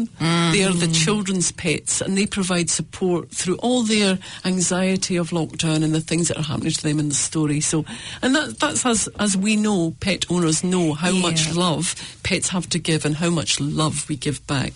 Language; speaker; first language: English; native; English